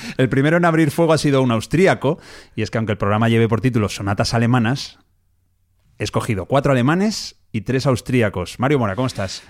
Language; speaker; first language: Spanish; native; Spanish